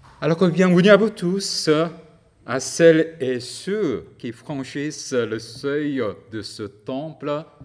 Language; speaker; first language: French; non-native, fluent; Korean